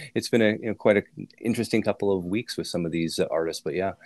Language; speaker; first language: English; native; English